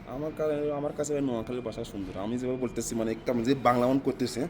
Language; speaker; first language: Bangla; non-native, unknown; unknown